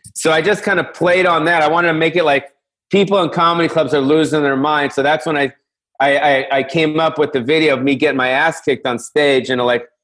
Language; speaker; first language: English; native; English